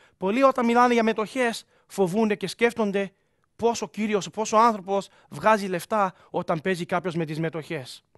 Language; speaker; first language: Greek; early bilingual, heritage; Greek